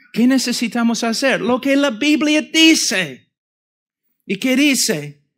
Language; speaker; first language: Spanish; non-native, fluent; English